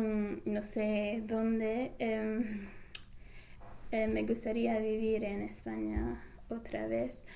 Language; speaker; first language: Spanish; non-native, fluent; English